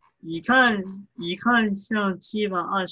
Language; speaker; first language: Chinese; early bilingual, heritage; English